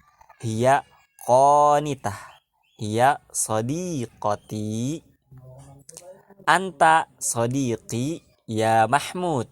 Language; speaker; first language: Arabic; non-native, learner; Indonesian